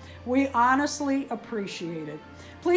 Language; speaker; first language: English; native; English